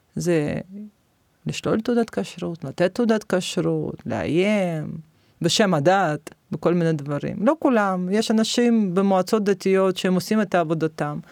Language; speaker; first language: Hebrew; non-native, fluent; Russian